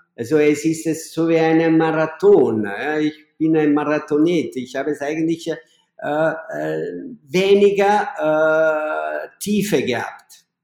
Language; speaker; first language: German; non-native, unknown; Italian